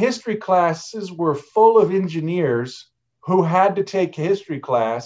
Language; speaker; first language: English; native; English